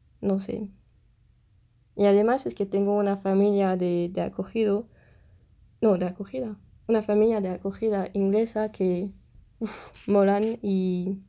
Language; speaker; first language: Spanish; non-native, fluent; French